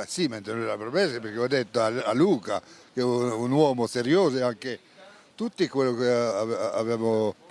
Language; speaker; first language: Italian; non-native, fluent; French